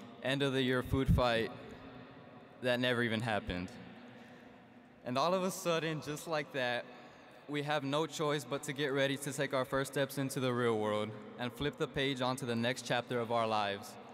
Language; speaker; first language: English; early bilingual, other home language; Spanish